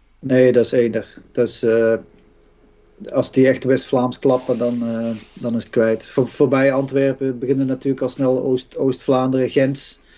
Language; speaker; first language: Dutch; native; Dutch